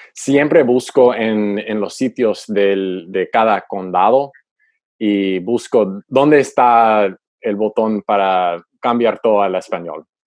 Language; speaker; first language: Spanish; non-native, fluent; English